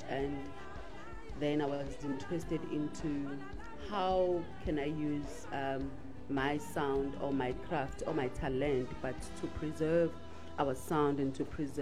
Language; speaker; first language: English; non-native, local second language; Zulu